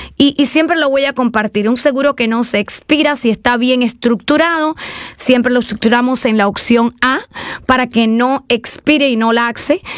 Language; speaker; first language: Spanish; native; Spanish